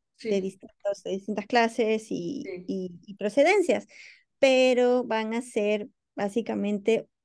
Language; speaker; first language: Spanish; native; Spanish